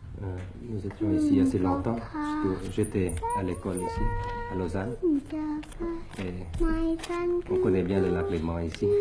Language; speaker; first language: French; early bilingual, other home language; Thai